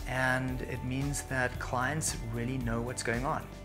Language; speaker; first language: English; native; English